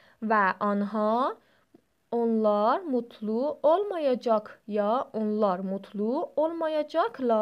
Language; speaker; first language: Turkish; non-native, fluent; Persian